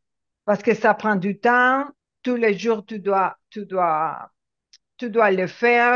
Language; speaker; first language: French; non-native, fluent; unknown